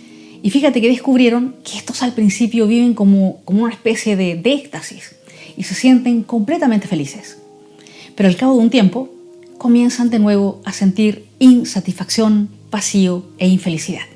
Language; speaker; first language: Spanish; native; Spanish